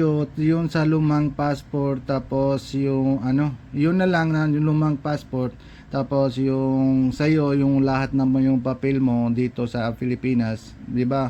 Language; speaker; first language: Filipino; non-native, learner; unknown